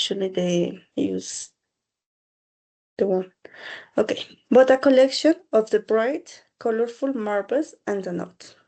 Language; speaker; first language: English; non-native, learner; Spanish